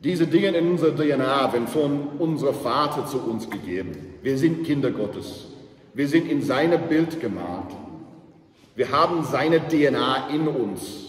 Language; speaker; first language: German; non-native, learner; English